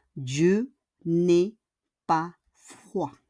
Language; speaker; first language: French; non-native, fluent; Filipino